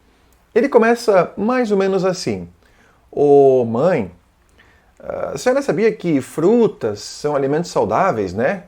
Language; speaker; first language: Portuguese; native; Portuguese